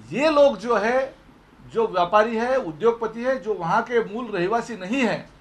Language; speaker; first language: Hindi; non-native, local second language; Marathi